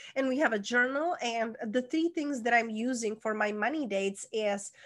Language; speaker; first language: English; non-native, fluent; Czech